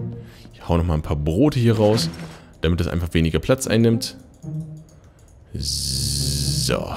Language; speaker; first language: German; native; German